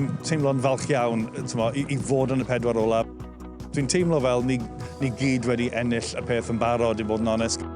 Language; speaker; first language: Welsh; non-native, fluent; English